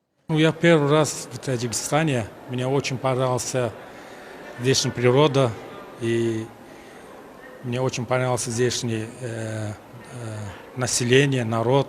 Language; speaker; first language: Russian; non-native, local second language; Turkmen